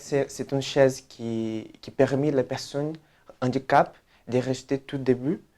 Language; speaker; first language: French; non-native, fluent; Portuguese